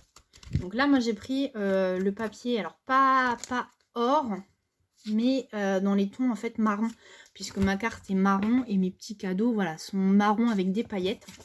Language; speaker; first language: French; native; French